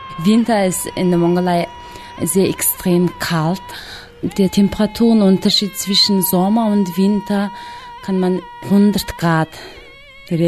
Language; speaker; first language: German; non-native, fluent; Mongolian